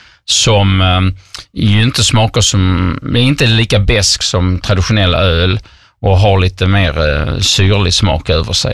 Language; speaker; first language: Swedish; native; Swedish